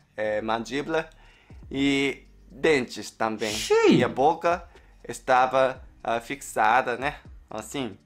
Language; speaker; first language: Portuguese; non-native, learner; Japanese